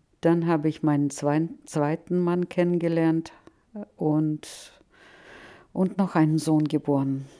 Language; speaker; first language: German; non-native, fluent; Russian